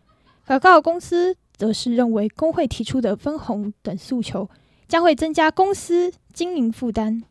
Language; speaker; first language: Chinese; native; Chinese